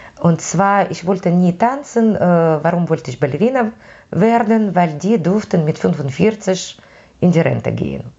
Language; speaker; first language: German; non-native, fluent; Russian